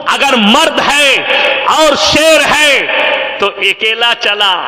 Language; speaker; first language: Hindi; non-native, local second language; Bangla